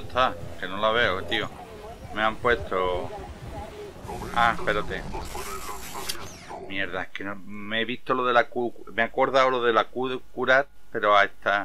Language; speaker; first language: Spanish; native; Spanish